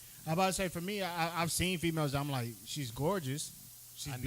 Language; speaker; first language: English; native; English